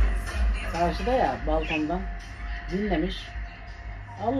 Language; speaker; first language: Turkish; native; Turkish